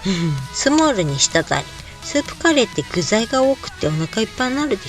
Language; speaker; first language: Japanese; native; Japanese